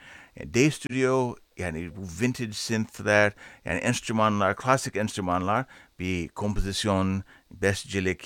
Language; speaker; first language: Turkish; non-native, learner; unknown